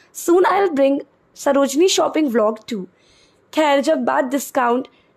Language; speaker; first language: English; non-native, local second language; Hindi